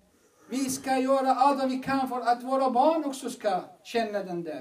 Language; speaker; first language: Swedish; non-native, fluent; Arabic